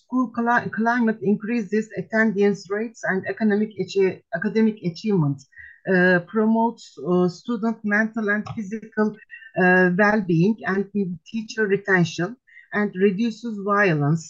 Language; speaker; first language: English; non-native, fluent; Turkish